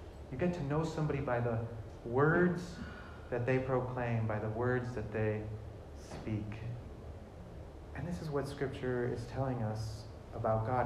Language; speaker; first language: English; early bilingual, other home language; Spanish